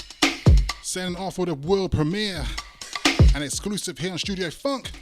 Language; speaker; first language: English; native; English